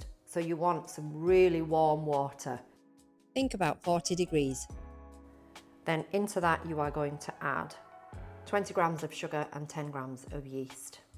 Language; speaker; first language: English; native; English